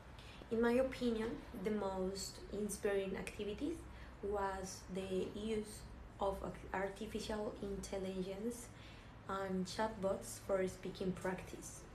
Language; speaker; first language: English; non-native, fluent; Spanish